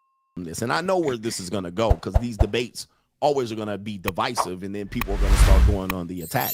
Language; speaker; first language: English; native; English